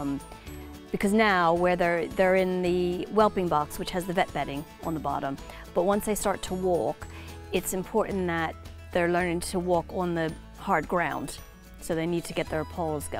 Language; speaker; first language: English; native; English